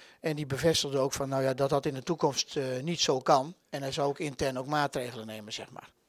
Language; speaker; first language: Dutch; native; Dutch